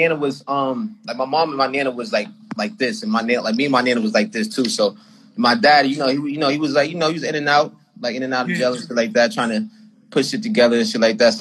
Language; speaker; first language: English; native; English